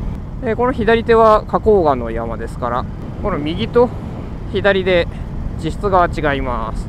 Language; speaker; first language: Japanese; native; Japanese